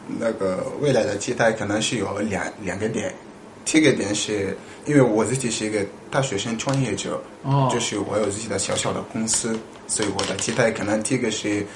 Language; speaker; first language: Chinese; non-native, fluent; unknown